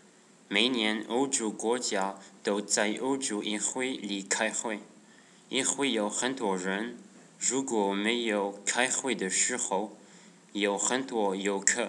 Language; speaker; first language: Chinese; non-native, learner; French